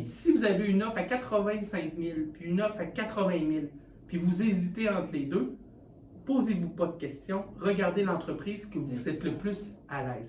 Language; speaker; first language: French; native; French